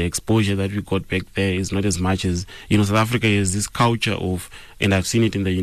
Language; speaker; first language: English; non-native, local second language; Shona